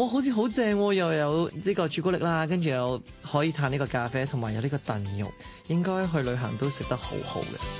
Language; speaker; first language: Cantonese; native; Cantonese